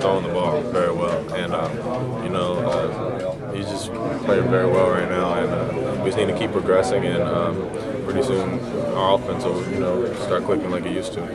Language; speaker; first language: English; native; English